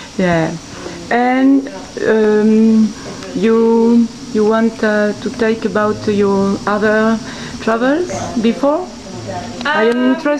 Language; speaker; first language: English; non-native, learner; French